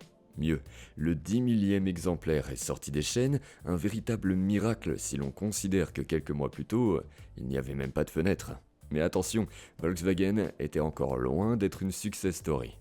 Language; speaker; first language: French; native; French